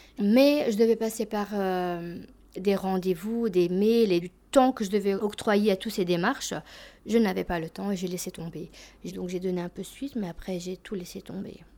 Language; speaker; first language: French; early bilingual, other home language; Albanian